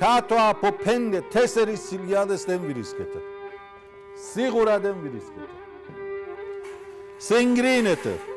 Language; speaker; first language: Greek; non-native, fluent; Persian